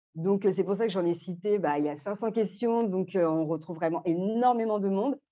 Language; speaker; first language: French; native; French